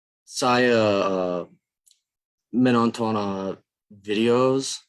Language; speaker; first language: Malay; non-native, learner; English